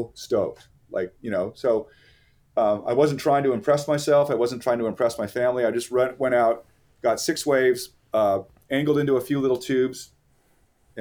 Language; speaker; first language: English; native; English